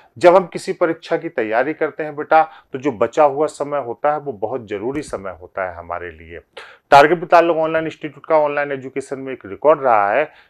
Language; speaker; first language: Hindi; native; Hindi